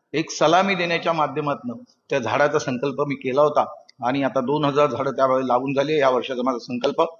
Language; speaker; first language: Marathi; native; Marathi